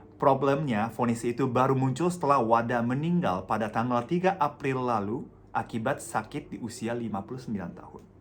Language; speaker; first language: Indonesian; non-native, fluent; Japanese